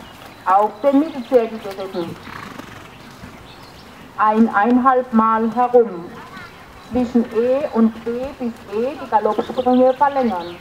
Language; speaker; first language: German; native; German